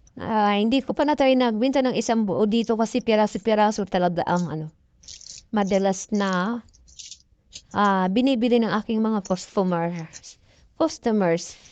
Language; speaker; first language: Filipino; non-native, local second language; Cebuano